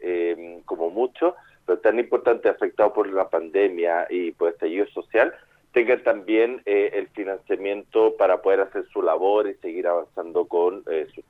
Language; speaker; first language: Spanish; native; Spanish